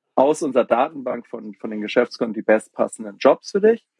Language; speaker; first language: German; native; German